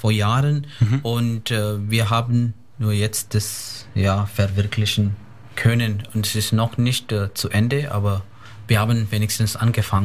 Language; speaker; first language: German; non-native, fluent; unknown